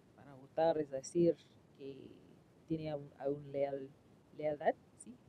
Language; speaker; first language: Spanish; non-native, learner; English